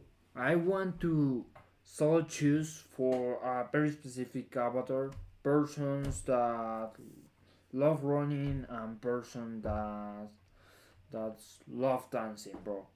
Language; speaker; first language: English; non-native, fluent; Spanish